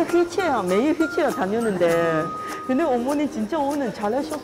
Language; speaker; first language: Korean; non-native, learner; Chinese